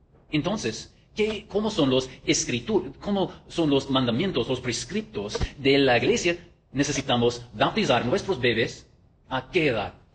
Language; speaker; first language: Spanish; non-native, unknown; English